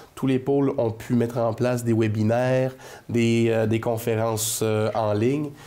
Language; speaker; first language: French; native; French